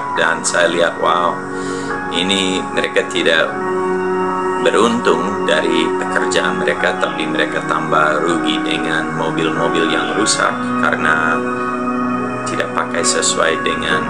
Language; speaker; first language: Indonesian; non-native, fluent; English